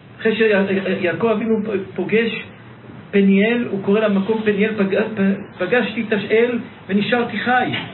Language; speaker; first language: Hebrew; native; Hebrew